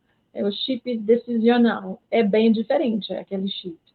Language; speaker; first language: Portuguese; non-native, fluent; French